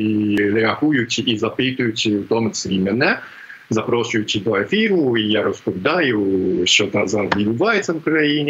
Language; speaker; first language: Ukrainian; non-native, fluent; Japanese